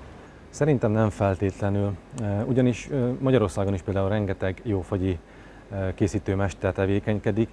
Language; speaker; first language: Hungarian; native; Hungarian